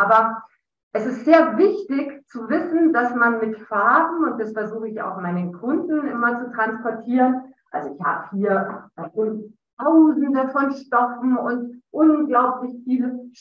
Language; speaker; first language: German; native; German